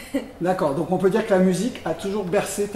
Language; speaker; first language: French; native; French